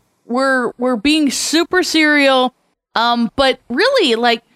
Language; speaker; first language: English; native; English